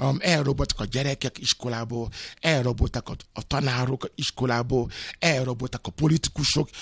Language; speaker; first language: Hungarian; non-native, learner; Yoruba